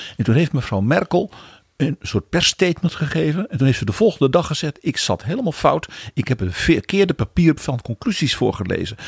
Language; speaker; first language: Dutch; native; Dutch